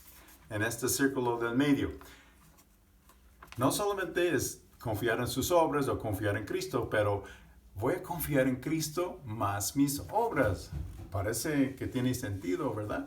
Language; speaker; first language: Spanish; non-native, fluent; English